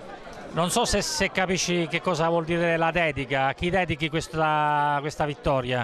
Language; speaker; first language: Italian; native; Italian